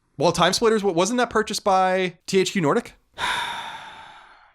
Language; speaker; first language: English; native; English